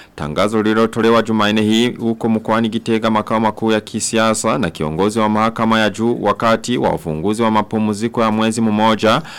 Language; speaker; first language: Swahili; non-native, local second language; Rundi